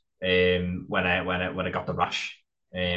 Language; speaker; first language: English; native; English